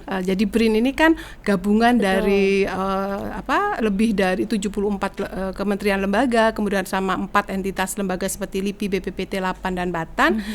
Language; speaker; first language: Indonesian; native; Indonesian